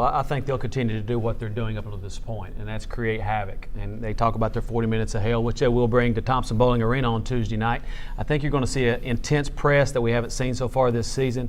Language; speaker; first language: English; native; English